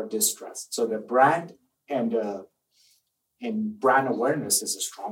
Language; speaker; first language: English; non-native, fluent; Persian